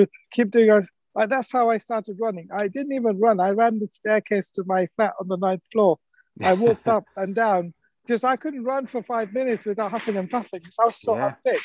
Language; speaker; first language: English; non-native, local second language; Sinhala